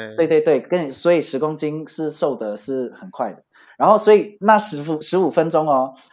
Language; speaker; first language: Chinese; native; Chinese